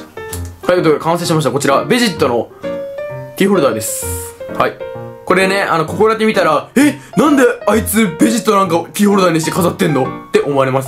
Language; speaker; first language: Japanese; native; Japanese